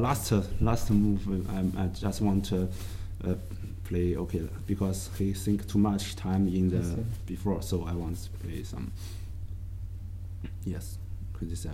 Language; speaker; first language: English; non-native, learner; Chinese